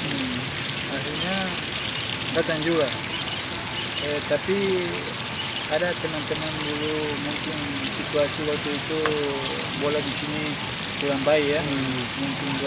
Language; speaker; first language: Indonesian; non-native, fluent; Spanish